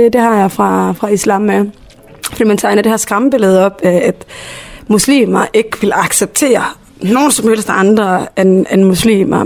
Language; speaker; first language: Danish; early bilingual, other home language; Somali